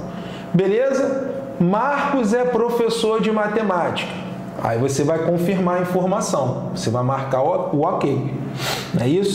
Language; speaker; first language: Portuguese; native; Portuguese